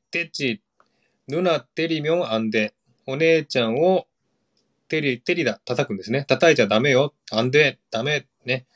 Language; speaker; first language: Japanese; non-native, fluent; Korean